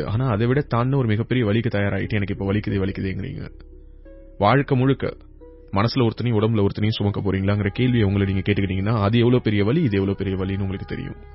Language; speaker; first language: Tamil; native; Tamil